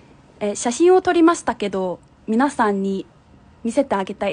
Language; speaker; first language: Japanese; non-native, fluent; Korean